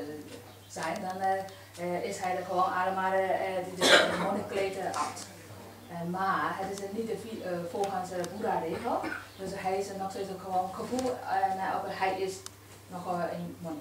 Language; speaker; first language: Dutch; non-native, learner; Burmese